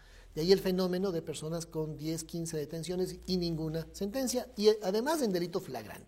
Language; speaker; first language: Spanish; native; Spanish